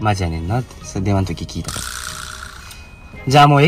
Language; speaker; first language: Japanese; native; Japanese